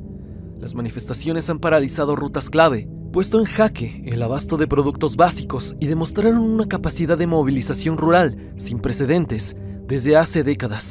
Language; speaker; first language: Spanish; native; Spanish